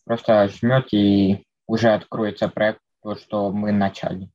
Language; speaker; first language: Russian; native; Russian